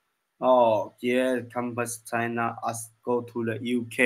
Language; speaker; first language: English; non-native, learner; Chinese